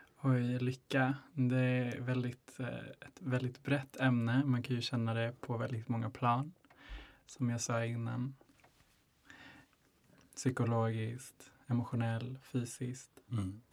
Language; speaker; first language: Swedish; non-native, local second language; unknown